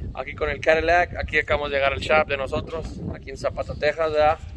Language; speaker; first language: Spanish; early bilingual, other home language; English